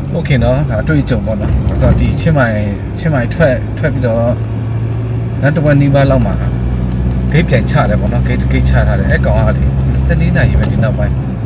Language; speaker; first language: Burmese; non-native, local second language; S'gaw Karen